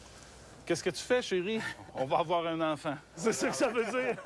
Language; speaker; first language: French; native; French